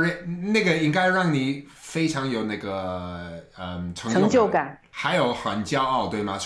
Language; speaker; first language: Chinese; non-native, fluent; English